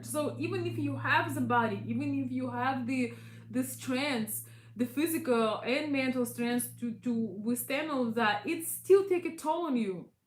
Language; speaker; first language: English; non-native, fluent; Russian